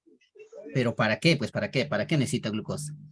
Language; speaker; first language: Spanish; native; Spanish